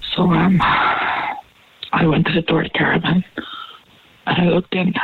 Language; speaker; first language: English; native; English